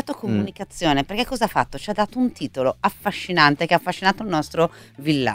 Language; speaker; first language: Italian; native; Italian